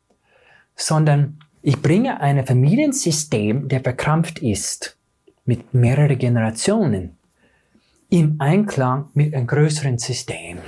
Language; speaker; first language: German; non-native, fluent; English